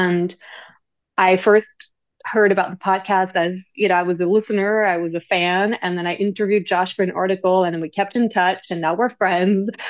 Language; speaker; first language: English; non-native, fluent; French